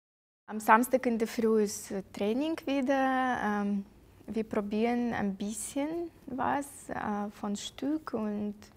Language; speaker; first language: German; non-native, fluent; Russian